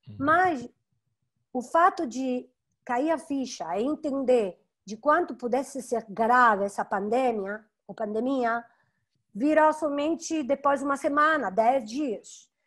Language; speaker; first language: Portuguese; non-native, fluent; Italian